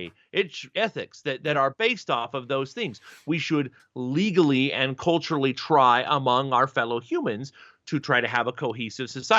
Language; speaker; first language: English; native; English